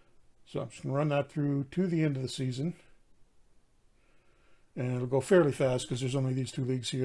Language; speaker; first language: English; native; English